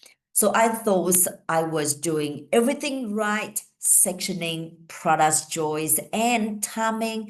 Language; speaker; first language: English; non-native, fluent; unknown